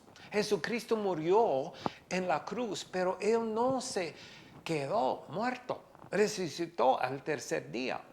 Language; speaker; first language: Spanish; non-native, fluent; English